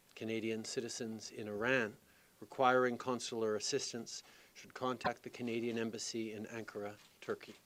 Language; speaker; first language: English; native; English